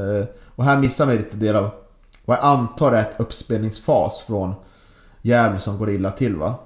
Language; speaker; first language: Swedish; native; Swedish